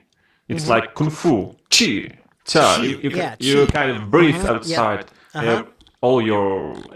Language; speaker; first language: English; non-native, fluent; Russian